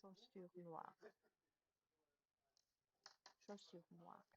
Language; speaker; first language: French; non-native, learner; Chinese